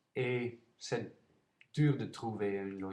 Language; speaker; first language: French; non-native, learner; Dutch